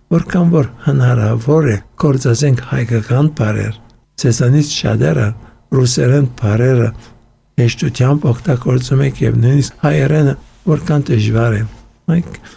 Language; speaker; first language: Armenian; early bilingual, heritage; Armenian